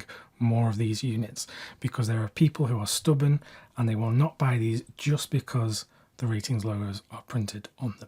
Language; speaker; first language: English; native; English